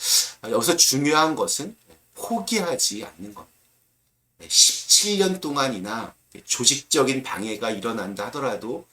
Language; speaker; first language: Korean; native; Korean